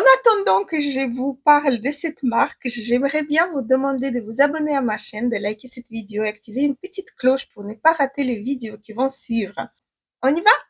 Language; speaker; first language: French; non-native, fluent; Ukrainian